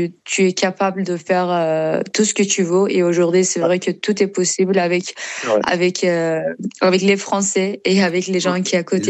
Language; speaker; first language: French; non-native, learner; Persian